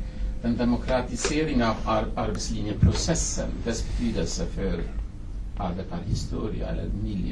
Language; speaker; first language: Swedish; non-native, fluent; Kurdish